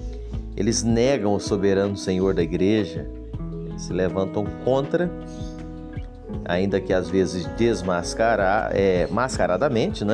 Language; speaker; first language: Portuguese; native; Portuguese